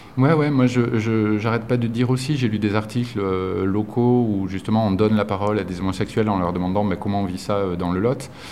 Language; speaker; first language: French; native; French